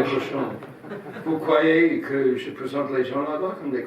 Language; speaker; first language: French; non-native, fluent; English